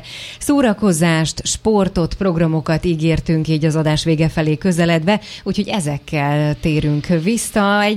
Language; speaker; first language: Hungarian; native; Hungarian